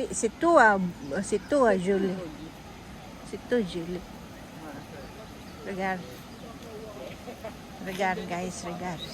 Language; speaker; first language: French; non-native, learner; Cebuano